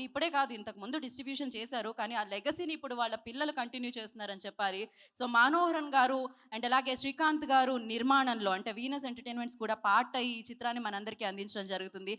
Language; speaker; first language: Telugu; native; Telugu